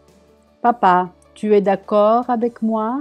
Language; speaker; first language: French; non-native, fluent; Italian